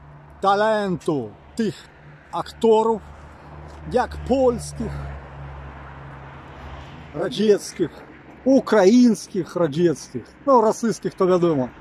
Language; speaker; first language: Polish; non-native, fluent; Ukrainian